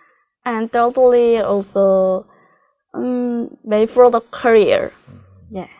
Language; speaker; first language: English; non-native, learner; Korean